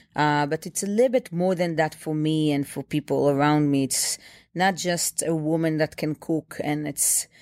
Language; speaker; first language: English; non-native, fluent; Hebrew